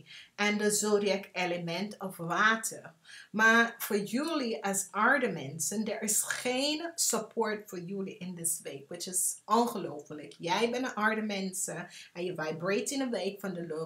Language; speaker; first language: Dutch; non-native, learner; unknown